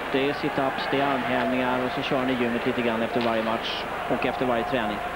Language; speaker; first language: Swedish; native; Swedish